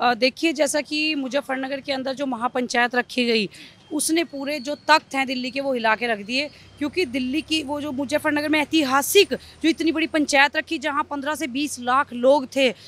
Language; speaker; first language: Hindi; native; Hindi